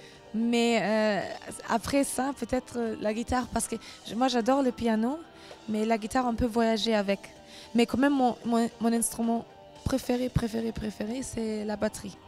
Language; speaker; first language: French; non-native, learner; German